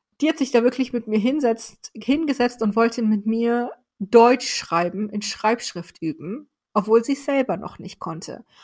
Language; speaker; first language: German; early bilingual, other home language; Persian